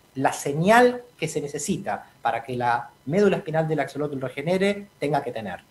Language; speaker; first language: Spanish; native; Spanish